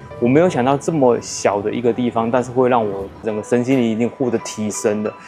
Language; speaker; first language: Chinese; native; Chinese